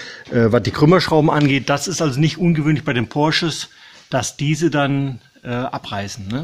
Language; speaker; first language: German; native; German